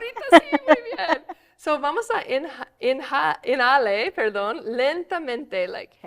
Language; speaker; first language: Spanish; non-native, fluent; English